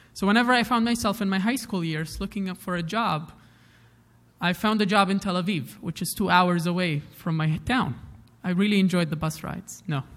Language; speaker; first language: English; non-native, fluent; Arabic